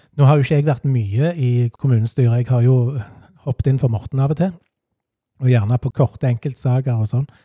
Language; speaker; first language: Norwegian; native; Norwegian